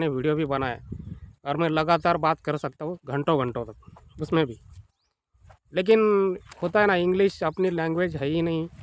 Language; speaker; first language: Hindi; non-native, local second language; Marathi